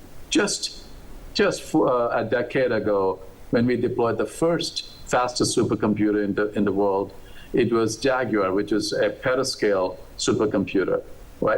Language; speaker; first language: English; non-native, local second language; Malayalam